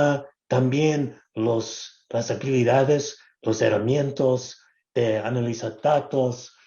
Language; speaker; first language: Spanish; non-native, local second language; English